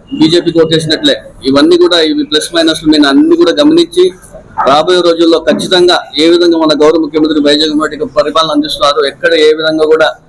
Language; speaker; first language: Telugu; non-native, local second language; Urdu